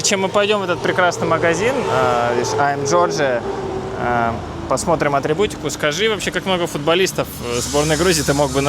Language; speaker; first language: Russian; native; Russian